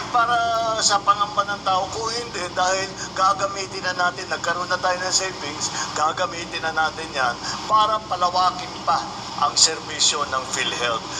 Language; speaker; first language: Filipino; native; Filipino